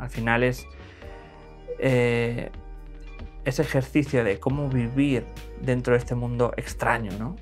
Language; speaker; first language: Spanish; native; Spanish